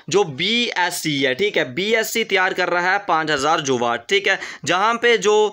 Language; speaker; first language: Hindi; native; Hindi